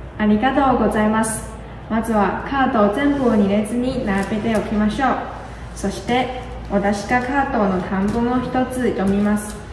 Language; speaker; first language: Japanese; non-native, learner; Chinese